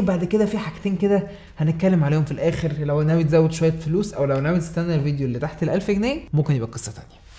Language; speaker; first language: Arabic; native; Arabic